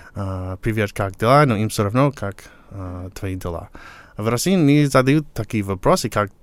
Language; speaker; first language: Russian; non-native, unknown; English